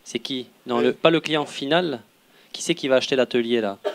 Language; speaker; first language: French; native; French